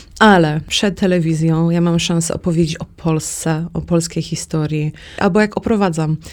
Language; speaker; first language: Polish; early bilingual, heritage; Polish